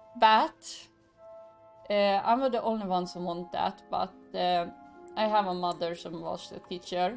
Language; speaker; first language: English; non-native, learner; Swedish